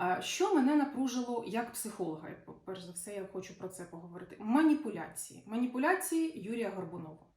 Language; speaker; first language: Ukrainian; non-native, local second language; Russian